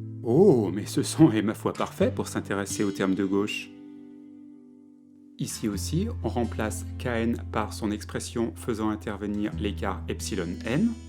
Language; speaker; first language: French; native; French